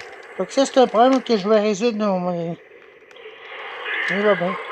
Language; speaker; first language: French; native; French